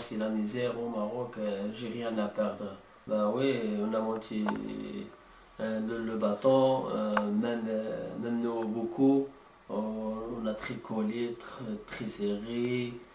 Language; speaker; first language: French; non-native, learner; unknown